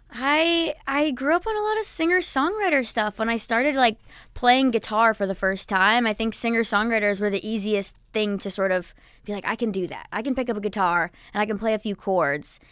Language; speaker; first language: English; native; English